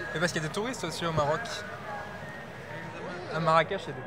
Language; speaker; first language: French; native; French